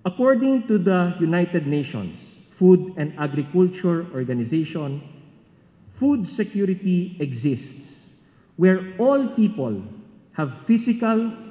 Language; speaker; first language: English; non-native, local second language; Filipino